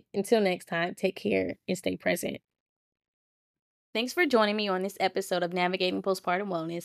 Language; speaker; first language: English; native; English